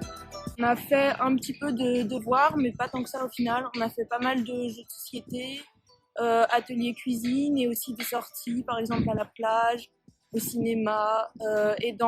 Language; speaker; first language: French; native; French